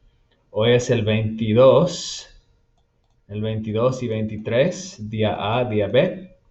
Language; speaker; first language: Spanish; non-native, fluent; English